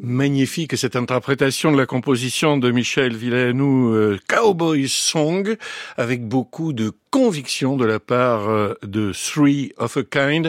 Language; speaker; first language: French; native; French